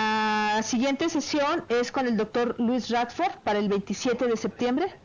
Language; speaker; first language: Spanish; native; Spanish